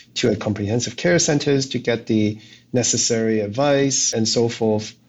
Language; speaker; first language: English; non-native, local second language; Cantonese